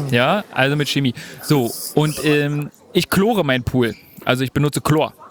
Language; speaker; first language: German; native; German